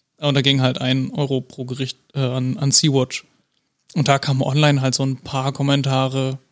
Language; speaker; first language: German; native; German